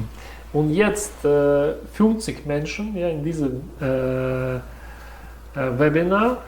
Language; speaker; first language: German; non-native, learner; Russian